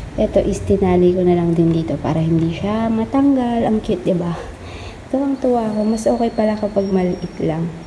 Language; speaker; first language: Filipino; native; Filipino